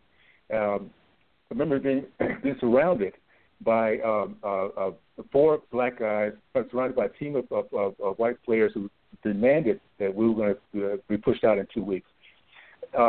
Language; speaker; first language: English; native; English